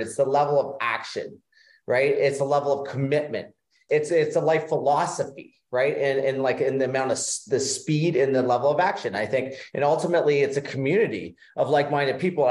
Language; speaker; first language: English; native; English